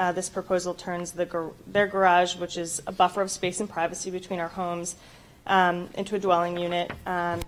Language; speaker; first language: English; native; English